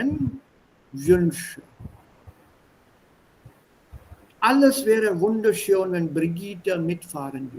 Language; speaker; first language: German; non-native, fluent; Hindi